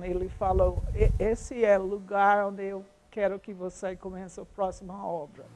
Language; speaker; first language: Portuguese; non-native, fluent; English